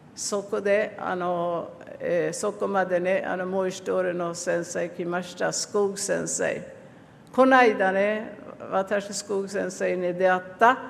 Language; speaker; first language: Japanese; non-native, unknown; Swedish